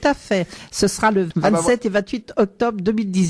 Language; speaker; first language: French; native; French